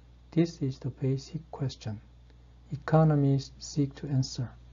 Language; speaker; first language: English; non-native, fluent; Korean